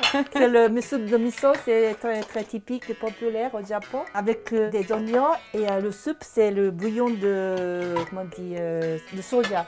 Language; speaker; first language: French; non-native, fluent; Japanese